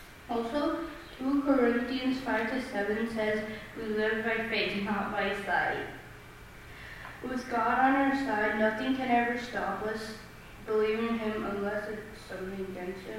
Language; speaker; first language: English; non-native, fluent; Chinese